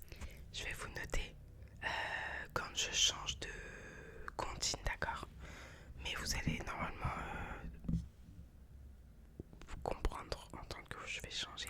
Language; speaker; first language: French; native; French